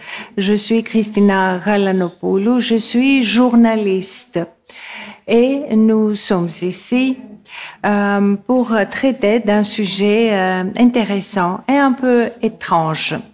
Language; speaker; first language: French; non-native, fluent; Greek